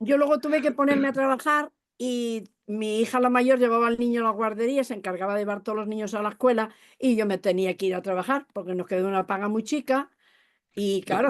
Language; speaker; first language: Spanish; native; Spanish